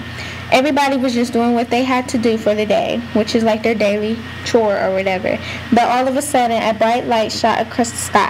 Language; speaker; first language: English; native; English